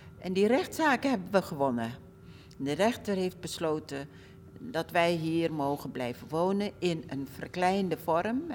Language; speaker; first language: Dutch; early bilingual, other home language; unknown